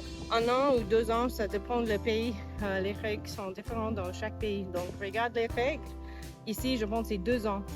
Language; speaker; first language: French; non-native, fluent; English